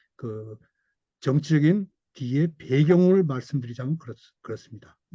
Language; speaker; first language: Korean; native; Korean